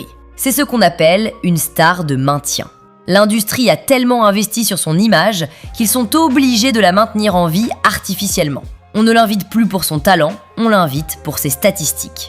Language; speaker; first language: French; native; French